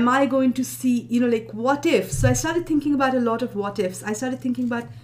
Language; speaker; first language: English; non-native, local second language; Bangla